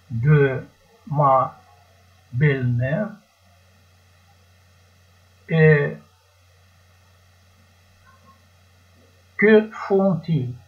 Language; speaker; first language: French; non-native, learner; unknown